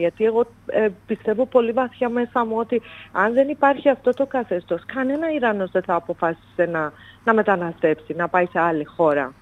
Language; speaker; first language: Greek; non-native, fluent; Persian